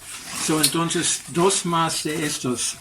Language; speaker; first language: Spanish; non-native, learner; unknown